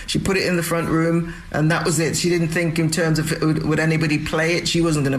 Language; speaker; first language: English; native; English